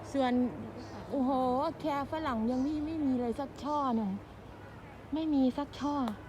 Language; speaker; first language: Thai; native; Thai